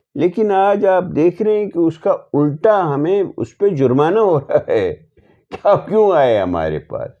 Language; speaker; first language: Urdu; non-native, local second language; Kashmiri